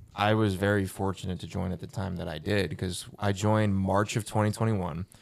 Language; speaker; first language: English; native; English